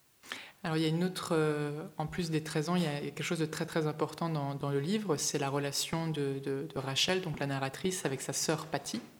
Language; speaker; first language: French; native; French